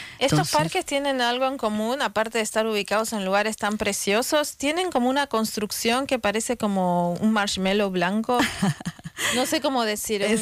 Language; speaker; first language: Spanish; native; Spanish